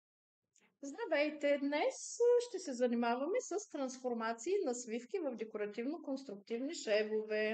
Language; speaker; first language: Bulgarian; native; Bulgarian